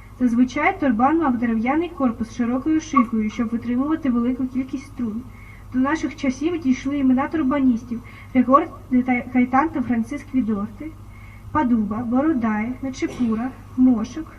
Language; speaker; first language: Ukrainian; native; Ukrainian